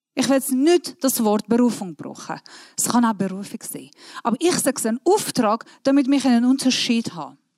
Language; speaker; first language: German; non-native, fluent; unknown